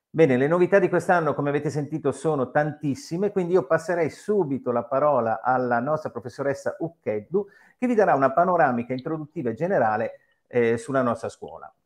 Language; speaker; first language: Italian; native; Italian